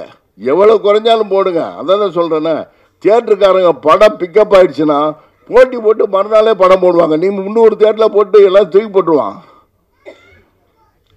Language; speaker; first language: Tamil; native; Tamil